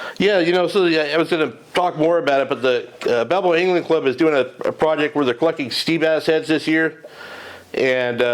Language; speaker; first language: English; native; English